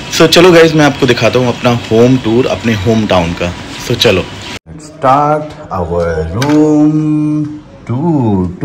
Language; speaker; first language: Hindi; native; Hindi